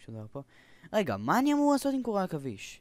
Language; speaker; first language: Hebrew; native; Hebrew